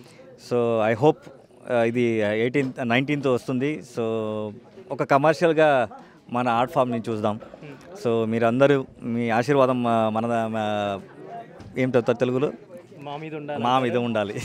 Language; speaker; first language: Telugu; non-native, learner; Kannada